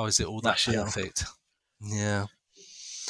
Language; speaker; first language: English; native; English